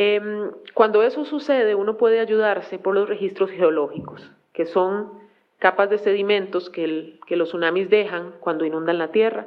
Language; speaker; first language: Spanish; native; Spanish